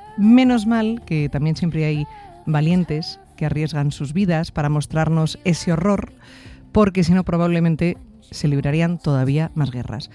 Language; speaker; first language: Spanish; native; Spanish